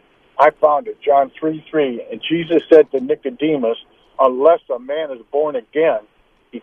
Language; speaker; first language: English; native; English